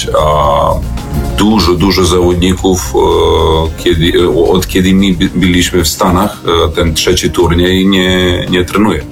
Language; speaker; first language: Polish; non-native, fluent; Serbian